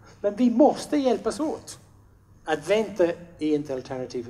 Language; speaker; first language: Swedish; non-native, fluent; English